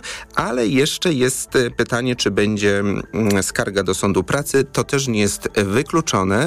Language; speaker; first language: Polish; native; Polish